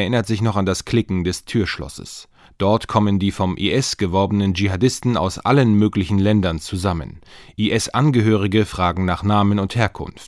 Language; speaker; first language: German; native; German